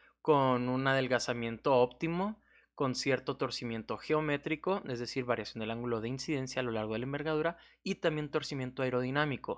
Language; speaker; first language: Spanish; native; Spanish